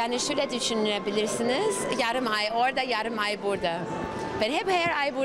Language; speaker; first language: Turkish; early bilingual, heritage; German